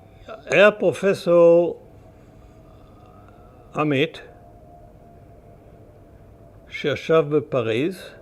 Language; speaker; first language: Hebrew; early bilingual, other home language; German